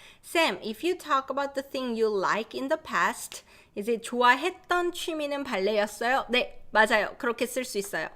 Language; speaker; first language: Korean; native; Korean